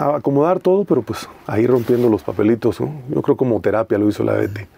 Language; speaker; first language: Spanish; native; Spanish